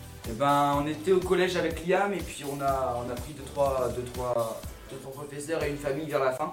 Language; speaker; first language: French; native; French